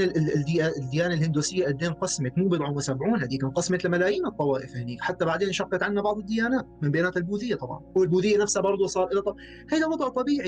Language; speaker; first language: Arabic; native; Arabic